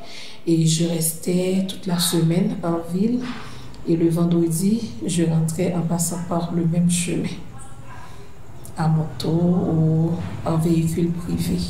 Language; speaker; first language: French; non-native, local second language; Haitian Creole